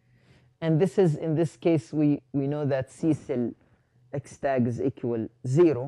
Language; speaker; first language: English; non-native, fluent; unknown